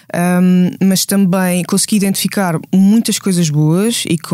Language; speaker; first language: Portuguese; native; Portuguese